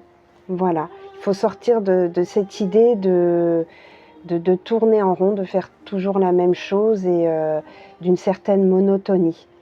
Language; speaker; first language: French; native; French